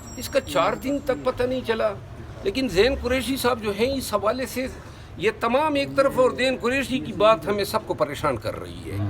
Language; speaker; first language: Urdu; non-native, local second language; Pashto